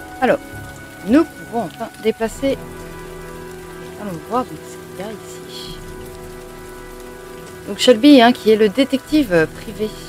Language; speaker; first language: French; native; French